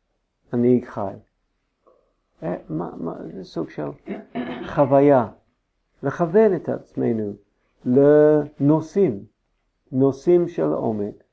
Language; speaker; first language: Hebrew; non-native, fluent; English